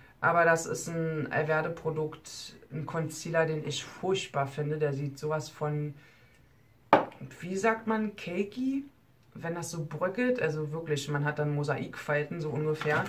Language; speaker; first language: German; native; German